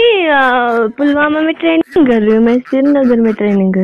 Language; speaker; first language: Hindi; non-native, local second language; Kashmiri